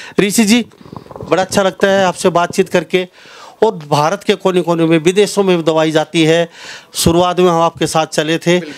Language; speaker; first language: Hindi; native; Hindi